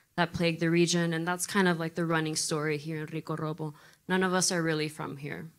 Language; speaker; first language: English; native; English